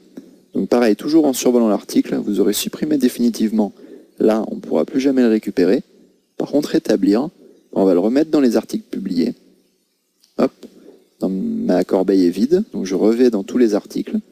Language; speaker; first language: French; native; French